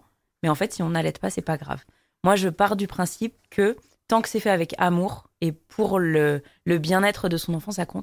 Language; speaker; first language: French; native; French